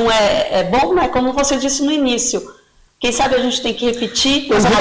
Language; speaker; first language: Portuguese; native; Portuguese